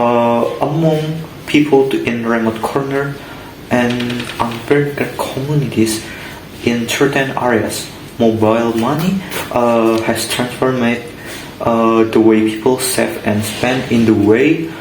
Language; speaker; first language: English; non-native, learner; Indonesian